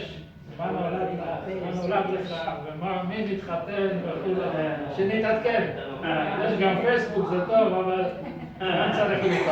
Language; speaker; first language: Hebrew; early bilingual, other home language; Persian